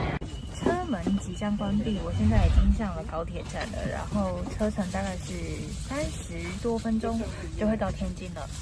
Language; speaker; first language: Chinese; native; Chinese